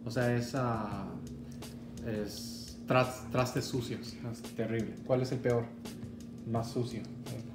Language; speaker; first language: Spanish; early bilingual, other home language; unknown